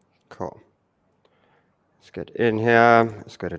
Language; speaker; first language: English; native; English